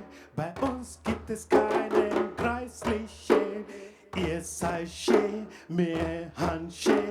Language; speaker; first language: German; non-native, fluent; Igbo